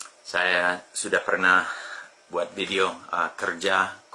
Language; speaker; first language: Indonesian; non-native, fluent; English